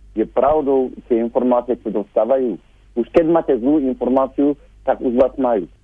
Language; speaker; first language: Slovak; non-native, fluent; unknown